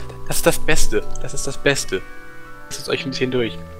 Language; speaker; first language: German; native; German